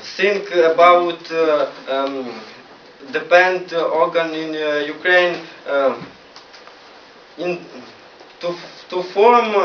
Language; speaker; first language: English; non-native, learner; Ukrainian